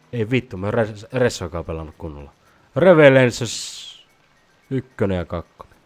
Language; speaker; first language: Finnish; native; Finnish